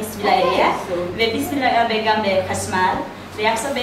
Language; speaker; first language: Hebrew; non-native, learner; Nepali